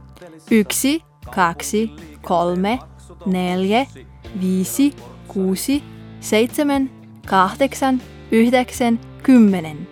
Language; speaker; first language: Finnish; non-native, learner; Slovenian